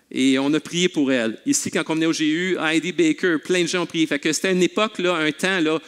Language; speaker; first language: French; native; French